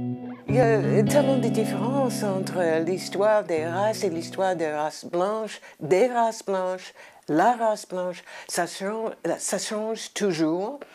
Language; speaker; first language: French; non-native, fluent; English